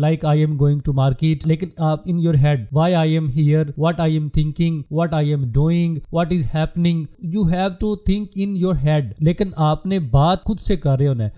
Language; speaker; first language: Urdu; non-native, local second language; Punjabi